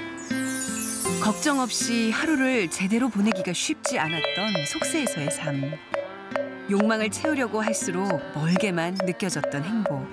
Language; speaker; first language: Korean; native; Korean